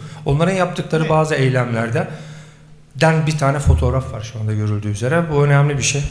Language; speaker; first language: Turkish; native; Turkish